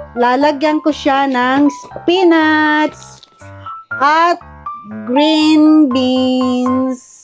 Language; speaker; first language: Filipino; non-native, local second language; Iloko